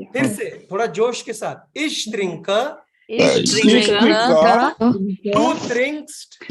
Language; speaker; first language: German; non-native, fluent; Hindi